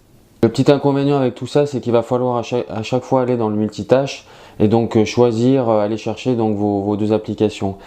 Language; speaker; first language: French; native; French